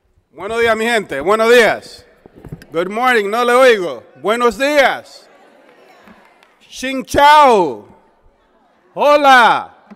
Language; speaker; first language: Spanish; native; Spanish